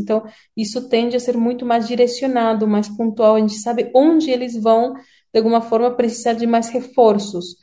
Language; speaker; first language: Portuguese; non-native, fluent; Spanish